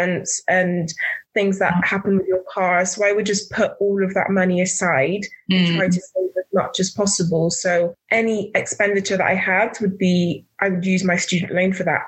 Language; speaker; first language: English; native; English